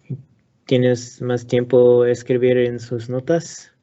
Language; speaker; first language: Spanish; non-native, learner; English